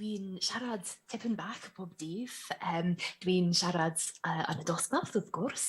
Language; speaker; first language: Welsh; non-native, learner; English